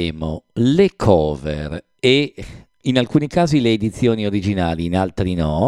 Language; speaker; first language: Italian; native; Italian